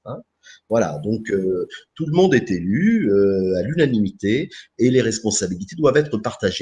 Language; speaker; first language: French; native; French